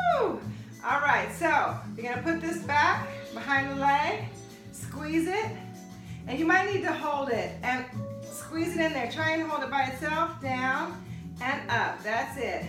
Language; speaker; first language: English; native; English